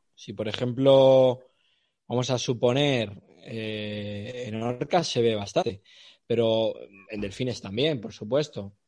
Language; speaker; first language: Spanish; native; Spanish